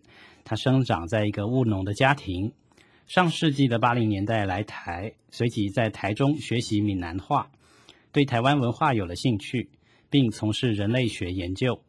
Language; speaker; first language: Chinese; native; Chinese